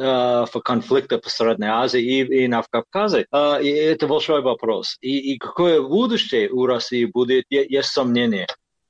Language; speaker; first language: Russian; non-native, fluent; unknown